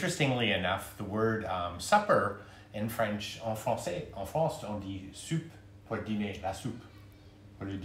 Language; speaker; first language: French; non-native, fluent; English